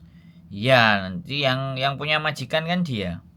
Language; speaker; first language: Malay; non-native, local second language; Javanese